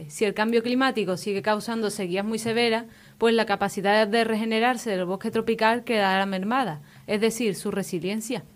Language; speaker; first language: Spanish; native; Spanish